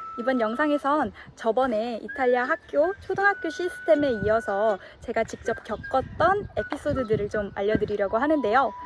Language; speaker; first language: Korean; early bilingual, heritage; Korean